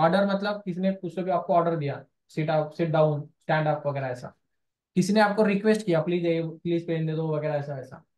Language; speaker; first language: Hindi; non-native, local second language; Marathi